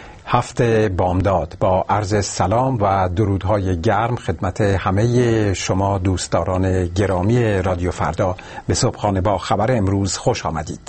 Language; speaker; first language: Persian; native; Persian